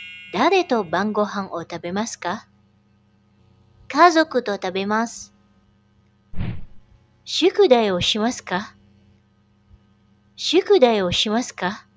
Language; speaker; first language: Japanese; non-native, fluent; Indonesian